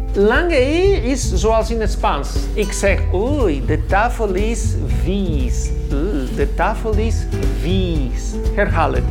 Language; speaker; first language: Dutch; non-native, fluent; Spanish